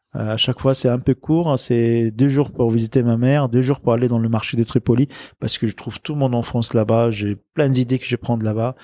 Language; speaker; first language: French; non-native, local second language; Arabic